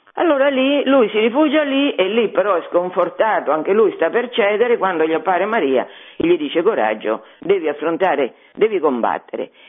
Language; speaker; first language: Italian; native; Italian